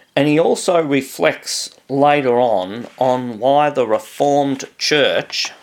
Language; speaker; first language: English; native; English